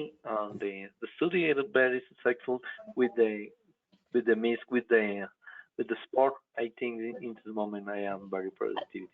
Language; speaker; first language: English; non-native, local second language; Spanish